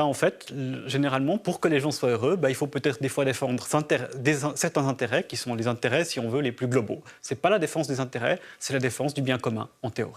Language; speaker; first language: French; native; French